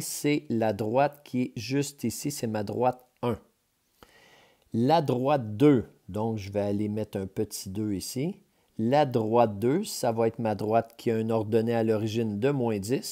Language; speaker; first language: French; native; French